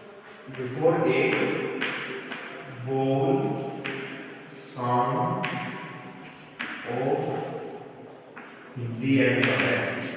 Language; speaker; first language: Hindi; native; Hindi